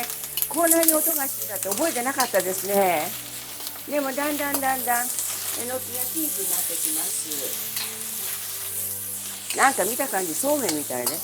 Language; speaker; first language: Japanese; early bilingual, other home language; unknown